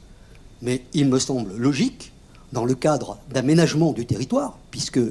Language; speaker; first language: French; native; French